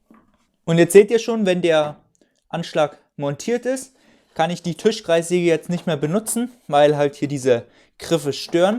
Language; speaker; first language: German; native; German